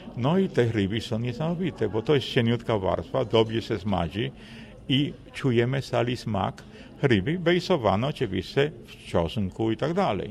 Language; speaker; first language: Polish; non-native, fluent; Spanish